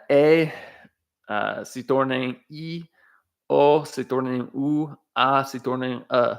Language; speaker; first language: Portuguese; non-native, fluent; English